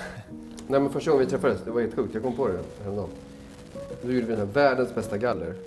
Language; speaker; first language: Swedish; native; Swedish